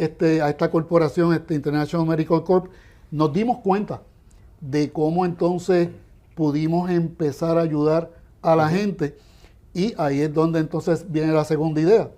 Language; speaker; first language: Spanish; native; Spanish